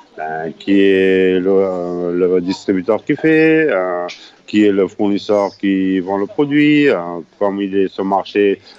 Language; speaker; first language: French; non-native, fluent; Spanish